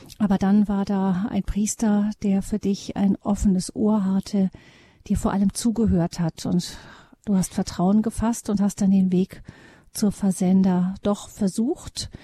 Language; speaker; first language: German; native; German